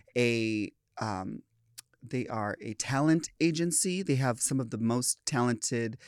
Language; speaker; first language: English; early bilingual, other home language; Filipino